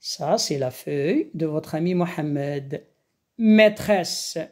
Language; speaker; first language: French; non-native, local second language; Arabic